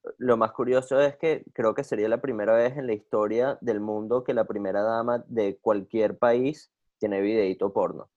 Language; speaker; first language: Spanish; native; Spanish